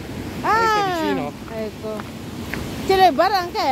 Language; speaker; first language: Italian; non-native, learner; Filipino